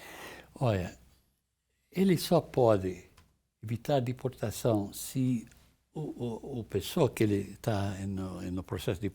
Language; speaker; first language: Portuguese; non-native, fluent; English